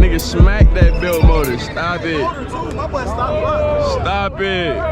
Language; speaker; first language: English; native; English